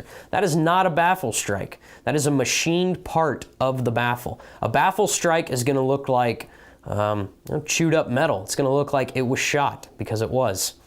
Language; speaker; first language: English; native; English